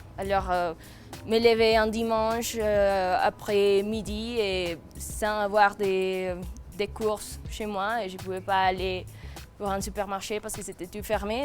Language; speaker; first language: French; non-native, fluent; Spanish